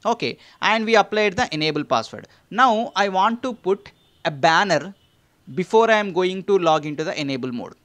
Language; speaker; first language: English; non-native, local second language; Telugu